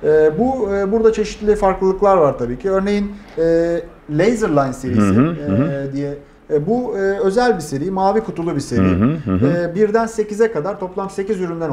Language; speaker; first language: Turkish; native; Turkish